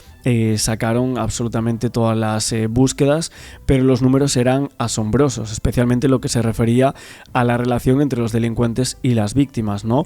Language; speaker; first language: Spanish; native; Spanish